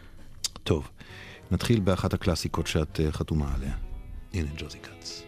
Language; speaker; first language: Hebrew; native; Hebrew